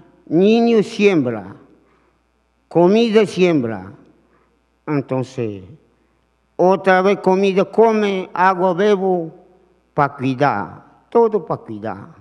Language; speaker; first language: Spanish; non-native, learner; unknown